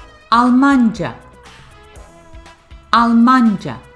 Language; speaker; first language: Turkish; non-native, fluent; English